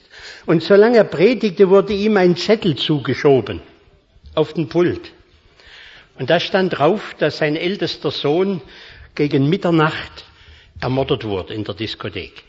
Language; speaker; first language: German; native; German